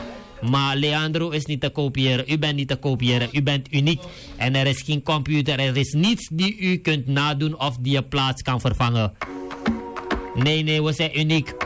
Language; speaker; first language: Dutch; native; Dutch